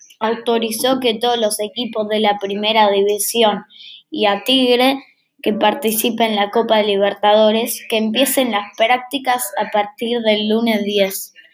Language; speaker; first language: Spanish; native; Spanish